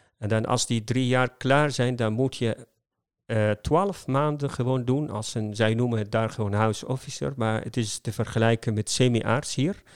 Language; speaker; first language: Dutch; non-native, fluent; Arabic